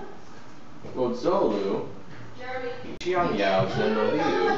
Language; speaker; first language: Chinese; non-native, learner; English